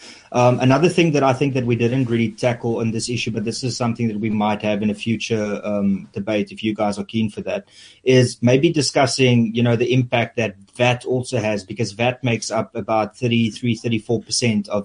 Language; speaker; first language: English; non-native, local second language; Afrikaans